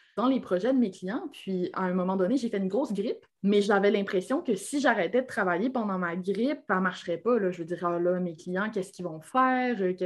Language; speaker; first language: French; native; French